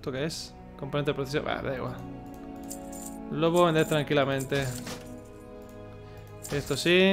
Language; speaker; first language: Spanish; native; Spanish